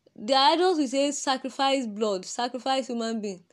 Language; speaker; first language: English; non-native, local second language; Yoruba